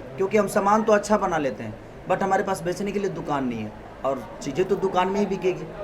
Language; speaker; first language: Hindi; non-native, local second language; Bhojpuri